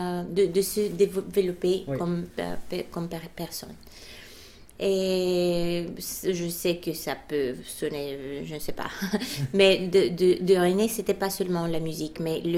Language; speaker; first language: French; non-native, fluent; Bulgarian